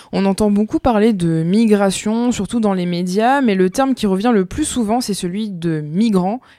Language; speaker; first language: French; native; French